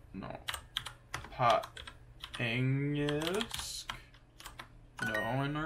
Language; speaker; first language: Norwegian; non-native, learner; English